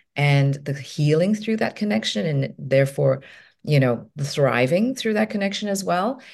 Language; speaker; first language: English; non-native, local second language; Cantonese